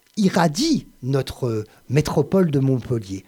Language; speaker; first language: French; native; French